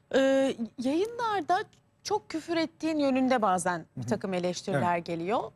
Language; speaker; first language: Turkish; native; Turkish